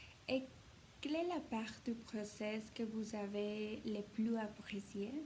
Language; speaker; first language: French; non-native, learner; Spanish